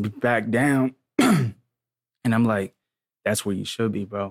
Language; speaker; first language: English; native; English